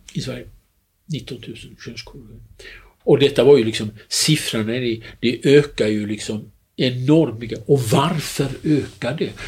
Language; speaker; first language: Swedish; native; Swedish